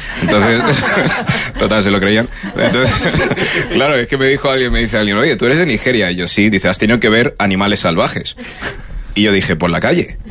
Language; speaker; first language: Spanish; early bilingual, other home language; English